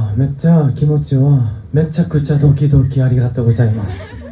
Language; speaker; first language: Japanese; non-native, learner; Korean